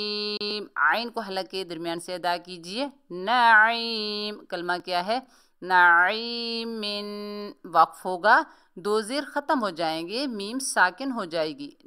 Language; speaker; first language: Urdu; native; Urdu